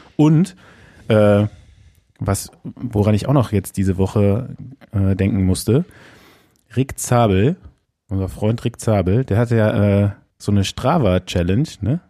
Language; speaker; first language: German; native; German